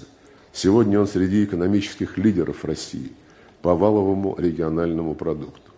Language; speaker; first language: Russian; native; Russian